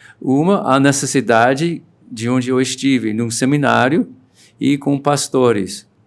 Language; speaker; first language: Portuguese; non-native, fluent; English